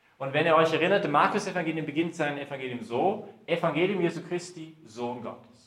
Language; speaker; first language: German; early bilingual, heritage; German